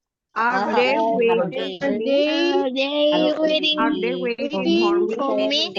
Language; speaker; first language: English; non-native, learner; Indonesian